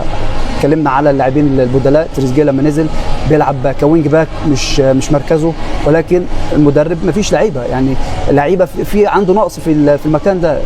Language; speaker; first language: Arabic; native; Arabic